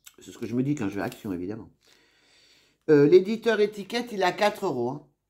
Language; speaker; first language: French; native; French